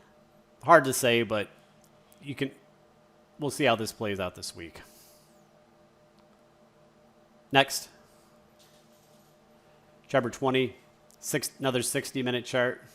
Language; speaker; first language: English; native; English